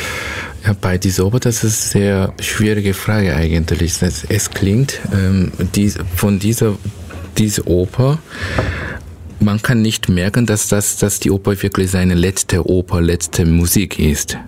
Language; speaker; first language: German; non-native, learner; Korean